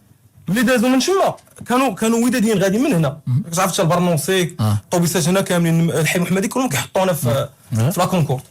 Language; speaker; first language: Arabic; native; Arabic